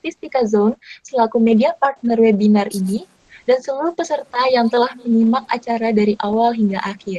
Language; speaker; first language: Indonesian; native; Indonesian